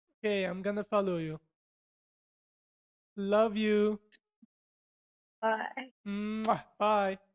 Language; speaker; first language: English; non-native, learner; Nepali